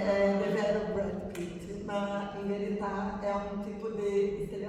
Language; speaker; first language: Italian; non-native, learner; Portuguese